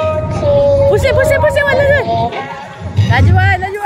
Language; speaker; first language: Malay; native; Malay